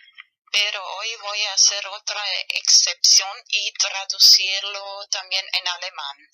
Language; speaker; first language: Spanish; non-native, fluent; German